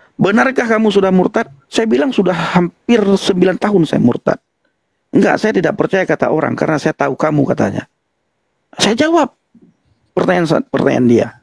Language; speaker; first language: Indonesian; non-native, local second language; Achinese